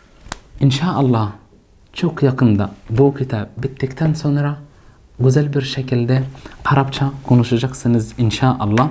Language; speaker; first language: Turkish; non-native, fluent; Arabic